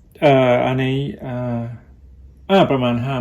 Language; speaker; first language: Thai; early bilingual, heritage; Thai